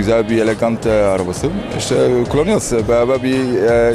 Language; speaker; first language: Turkish; early bilingual, heritage; Turkish